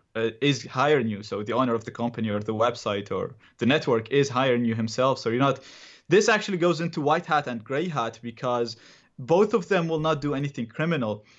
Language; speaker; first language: English; non-native, fluent; Arabic